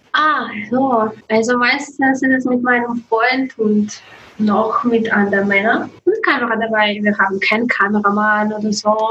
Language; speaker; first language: German; non-native, learner; Russian